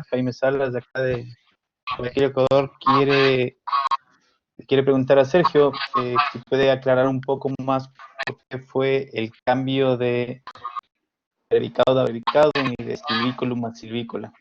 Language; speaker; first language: Spanish; native; Spanish